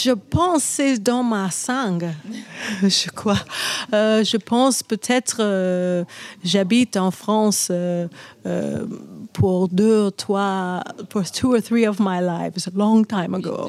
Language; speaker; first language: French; non-native, learner; English